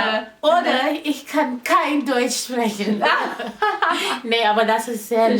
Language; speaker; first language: German; non-native, learner; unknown